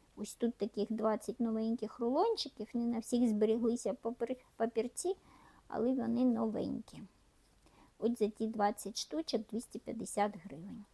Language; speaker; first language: Ukrainian; non-native, local second language; Russian